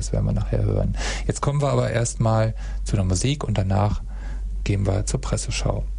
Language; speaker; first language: German; native; German